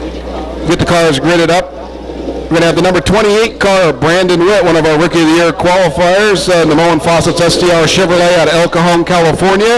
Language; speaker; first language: English; native; English